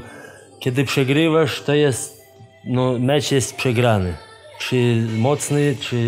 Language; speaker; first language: Polish; non-native, fluent; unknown